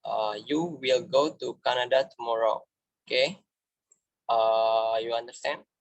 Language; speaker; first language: English; non-native, fluent; Indonesian